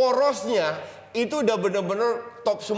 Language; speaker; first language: Indonesian; native; Indonesian